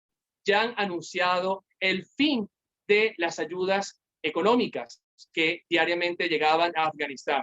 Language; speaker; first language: Spanish; native; Spanish